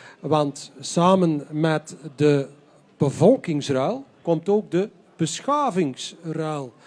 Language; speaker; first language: Dutch; native; Dutch